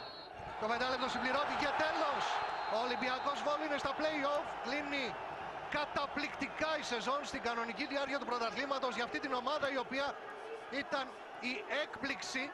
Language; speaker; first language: Greek; native; Greek